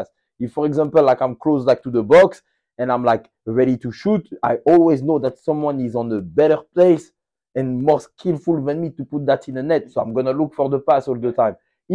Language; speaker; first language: English; non-native, fluent; French